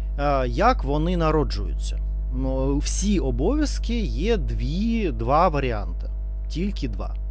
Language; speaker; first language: Ukrainian; non-native, learner; Russian